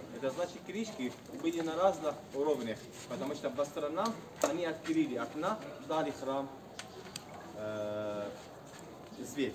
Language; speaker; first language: Russian; non-native, fluent; Arabic